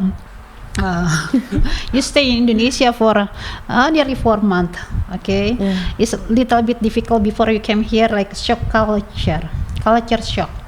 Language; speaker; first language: English; non-native, learner; Indonesian